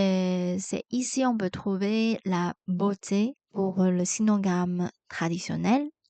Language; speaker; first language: French; non-native, fluent; Chinese